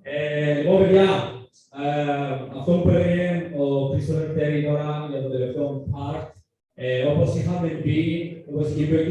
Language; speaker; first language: Greek; native; Greek